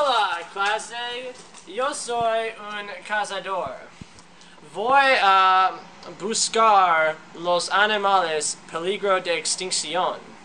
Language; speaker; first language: Spanish; non-native, learner; English